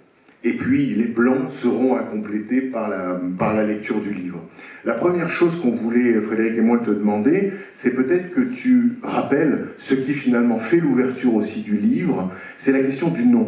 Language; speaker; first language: French; native; French